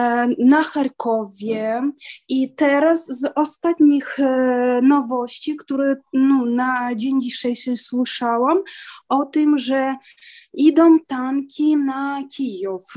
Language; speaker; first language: Polish; non-native, learner; Ukrainian